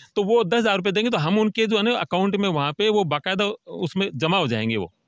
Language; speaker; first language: Hindi; native; Hindi